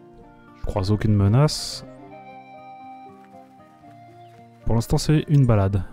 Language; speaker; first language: French; native; French